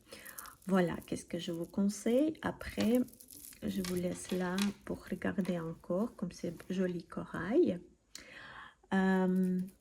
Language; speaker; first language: French; non-native, learner; Russian